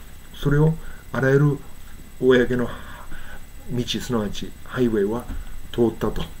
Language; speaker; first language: Japanese; native; Japanese